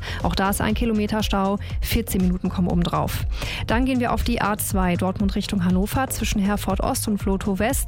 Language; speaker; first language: German; native; German